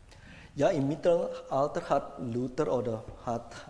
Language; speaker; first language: German; non-native, fluent; Indonesian